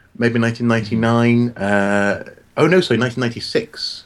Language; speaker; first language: English; native; English